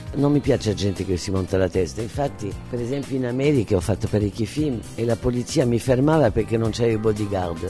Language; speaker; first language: Italian; early bilingual, heritage; French